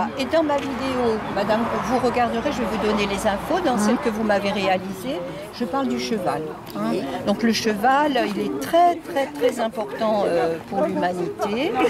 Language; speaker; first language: French; native; French